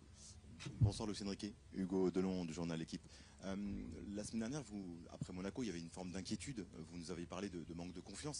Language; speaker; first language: French; native; French